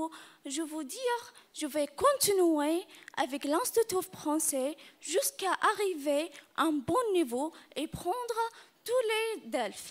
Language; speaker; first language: French; non-native, learner; Arabic